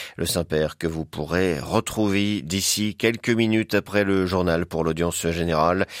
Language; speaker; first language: French; native; French